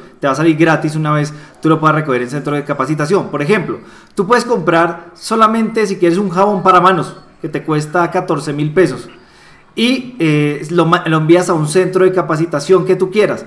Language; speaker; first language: Spanish; native; Spanish